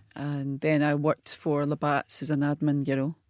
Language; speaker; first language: English; native; English